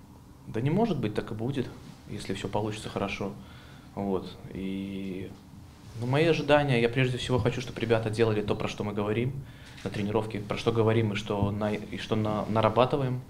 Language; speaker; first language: Russian; native; Russian